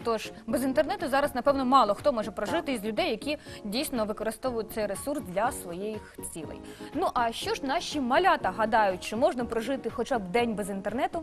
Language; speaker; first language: Ukrainian; native; Ukrainian